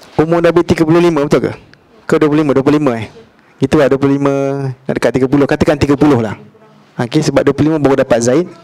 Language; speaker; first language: Malay; native; Malay